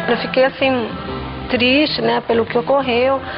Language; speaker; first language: Portuguese; native; Portuguese